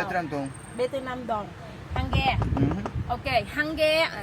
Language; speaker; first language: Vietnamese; non-native, learner; Korean